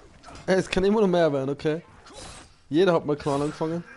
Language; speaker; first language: German; native; German